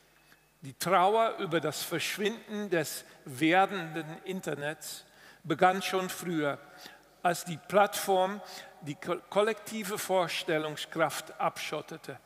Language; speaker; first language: German; non-native, fluent; Dutch